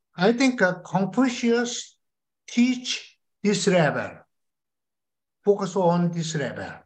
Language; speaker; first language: English; non-native, learner; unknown